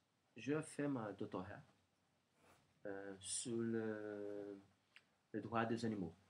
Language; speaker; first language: French; non-native, learner; Portuguese